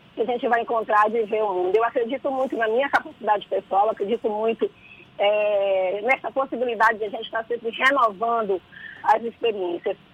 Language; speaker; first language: Portuguese; native; Portuguese